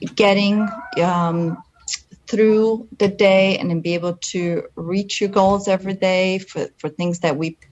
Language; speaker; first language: English; non-native, fluent; Polish